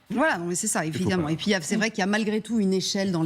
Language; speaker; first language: French; native; French